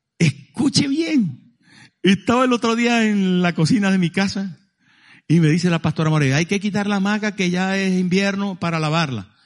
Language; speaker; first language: Spanish; native; Spanish